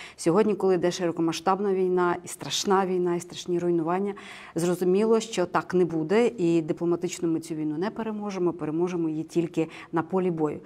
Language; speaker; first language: Ukrainian; native; Ukrainian